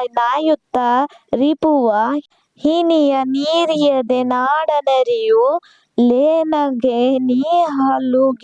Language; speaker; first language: Kannada; non-native, local second language; Urdu